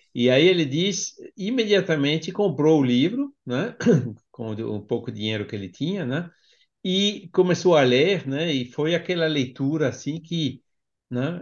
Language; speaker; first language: Portuguese; non-native, fluent; French